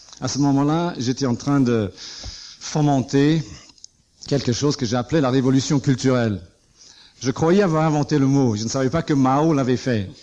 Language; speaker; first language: French; non-native, fluent; English